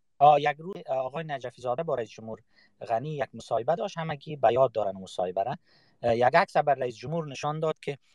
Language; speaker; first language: Persian; native; Persian